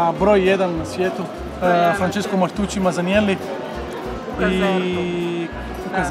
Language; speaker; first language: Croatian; non-native, learner; Italian